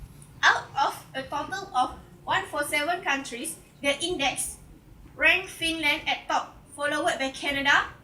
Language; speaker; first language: English; non-native, learner; Malay